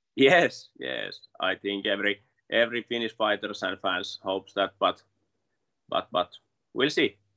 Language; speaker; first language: English; non-native, learner; Finnish